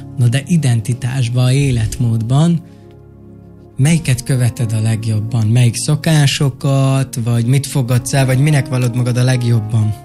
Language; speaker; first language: Hungarian; native; Hungarian